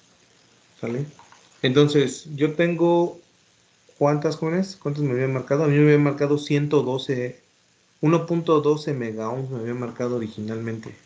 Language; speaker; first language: Spanish; native; Spanish